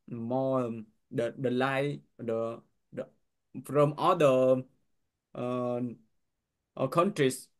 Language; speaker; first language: English; non-native, learner; Vietnamese